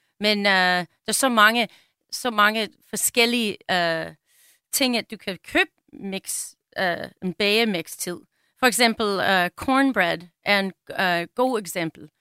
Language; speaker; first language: Danish; non-native, fluent; English